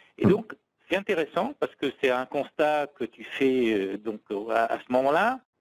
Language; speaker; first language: French; native; French